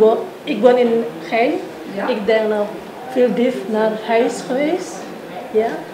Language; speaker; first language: Dutch; non-native, learner; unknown